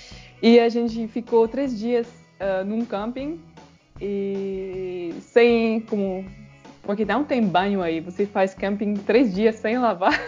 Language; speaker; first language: Portuguese; non-native, fluent; French